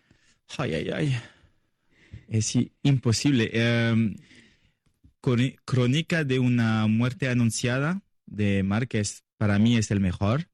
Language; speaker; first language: Spanish; non-native, learner; French